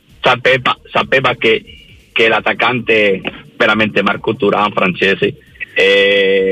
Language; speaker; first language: Italian; non-native, learner; Spanish